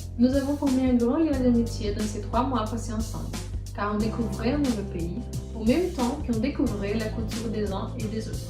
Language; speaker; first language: French; non-native, fluent; Portuguese